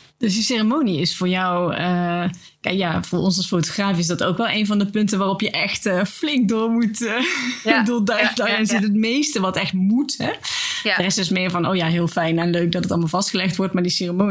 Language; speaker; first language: Dutch; native; Dutch